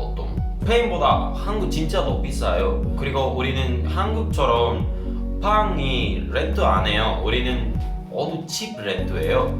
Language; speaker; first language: Korean; non-native, learner; Spanish